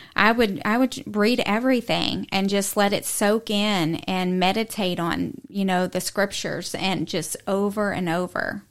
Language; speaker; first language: English; native; English